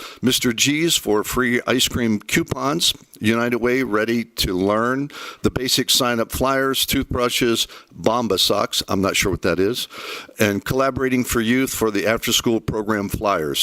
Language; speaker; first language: English; native; English